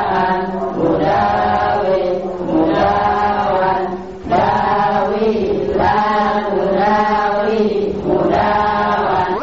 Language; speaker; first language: Arabic; non-native, learner; Indonesian